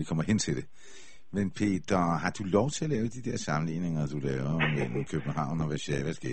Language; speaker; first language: Danish; native; Danish